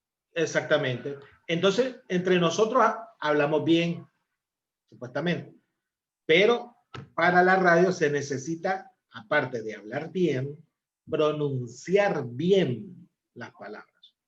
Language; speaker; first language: Spanish; native; Spanish